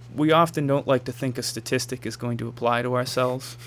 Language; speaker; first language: English; native; English